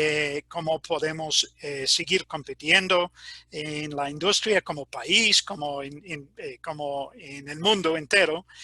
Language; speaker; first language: Spanish; non-native, fluent; English